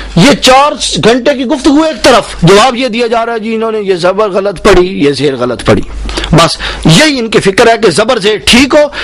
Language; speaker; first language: Urdu; native; Urdu